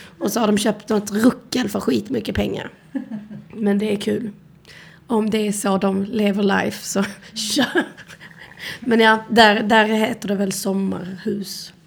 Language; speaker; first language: Swedish; native; Swedish